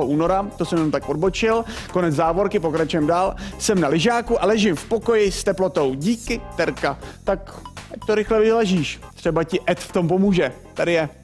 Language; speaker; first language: Czech; native; Czech